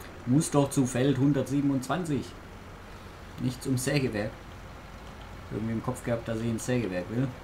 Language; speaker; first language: German; native; German